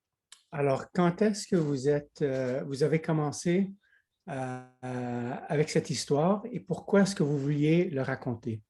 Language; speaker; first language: French; non-native, fluent; English